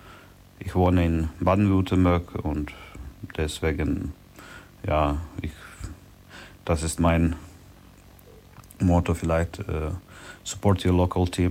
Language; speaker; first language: German; non-native, learner; Ukrainian